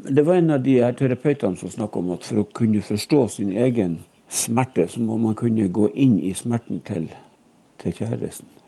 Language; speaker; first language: Norwegian; native; Norwegian